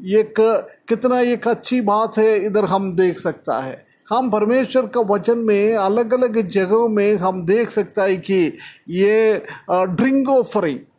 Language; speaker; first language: Hindi; non-native, local second language; Malayalam